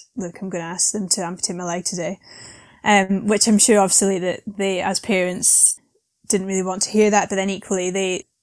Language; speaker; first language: English; native; English